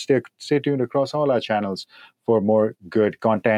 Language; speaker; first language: English; non-native, local second language; Hindi